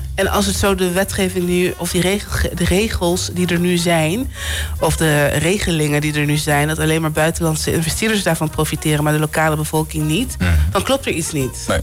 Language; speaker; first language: Dutch; non-native, local second language; Papiamento